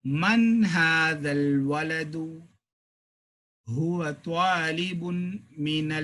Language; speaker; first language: Arabic; non-native, fluent; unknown